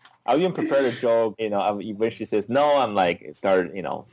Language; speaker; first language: English; non-native, fluent; Chinese